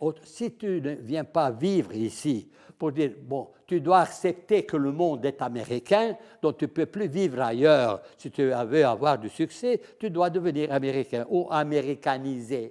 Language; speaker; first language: French; non-native, fluent; Italian